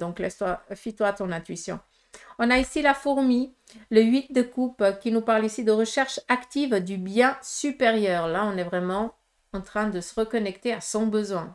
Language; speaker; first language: French; native; French